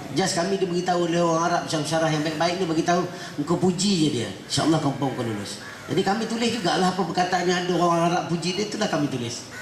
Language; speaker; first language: Malay; native; Malay